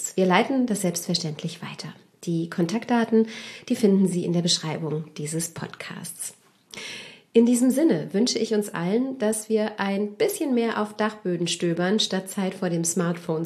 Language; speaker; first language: German; native; German